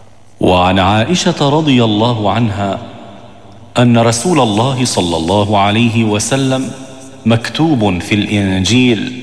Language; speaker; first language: Arabic; native; Arabic